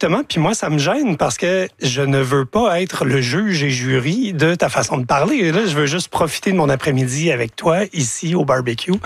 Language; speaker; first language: French; native; French